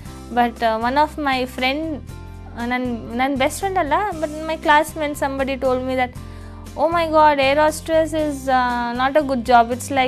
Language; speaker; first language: Kannada; non-native, local second language; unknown